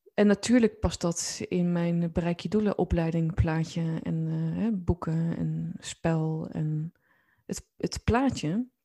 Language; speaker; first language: Dutch; native; Dutch